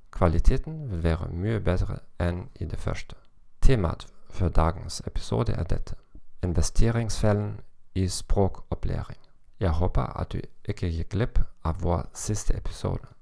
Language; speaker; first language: Norwegian; non-native, learner; German